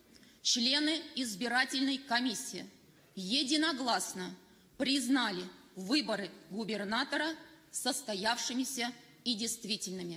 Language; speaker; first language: Russian; native; Russian